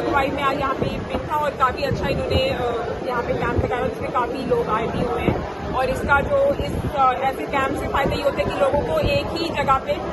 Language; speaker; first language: Hindi; non-native, local second language; Punjabi